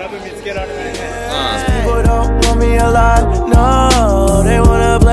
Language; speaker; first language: Japanese; native; Japanese